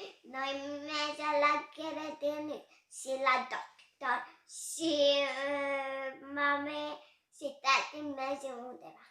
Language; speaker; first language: Romanian; early bilingual, heritage; Romanian